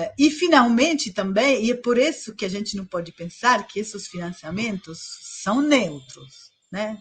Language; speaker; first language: Portuguese; non-native, fluent; Italian